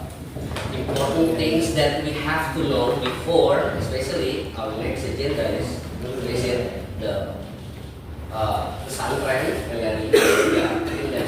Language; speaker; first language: English; non-native, learner; Indonesian